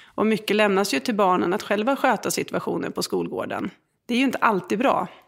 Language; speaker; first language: Swedish; native; Swedish